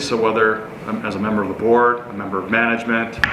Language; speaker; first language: English; native; English